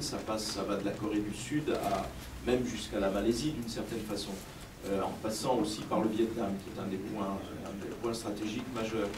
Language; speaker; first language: French; native; French